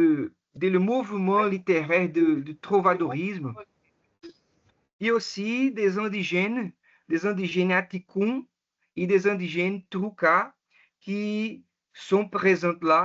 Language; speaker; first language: French; non-native, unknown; Portuguese